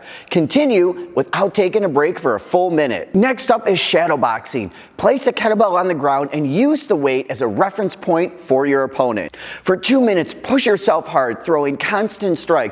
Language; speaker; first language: English; native; English